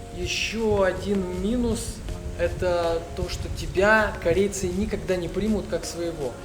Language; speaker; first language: Russian; native; Russian